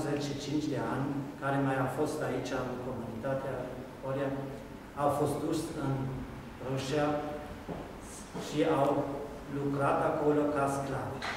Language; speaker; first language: Romanian; non-native, local second language; German